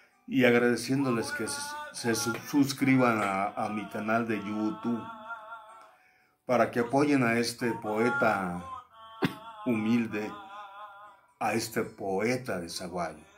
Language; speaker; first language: Spanish; native; Spanish